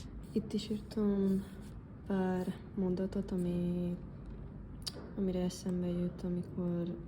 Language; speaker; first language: Hungarian; non-native, learner; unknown